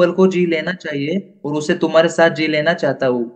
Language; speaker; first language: Hindi; non-native, local second language; Marathi